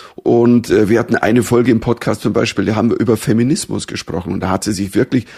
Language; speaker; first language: German; native; German